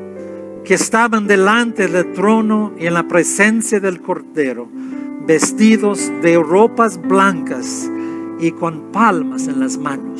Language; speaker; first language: Spanish; non-native, fluent; English